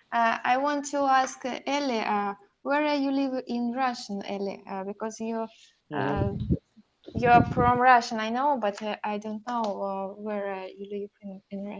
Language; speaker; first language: English; non-native, learner; Russian